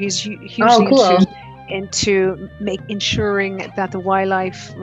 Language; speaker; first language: English; native; English